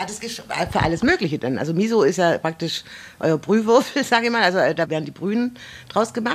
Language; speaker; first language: German; native; German